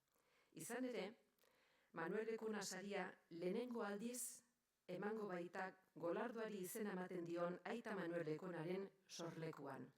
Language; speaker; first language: Basque; native; Basque